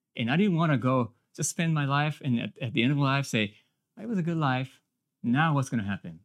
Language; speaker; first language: English; non-native, fluent; Japanese